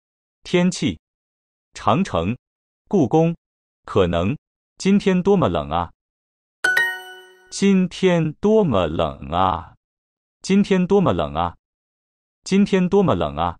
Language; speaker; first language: Chinese; non-native, learner; Japanese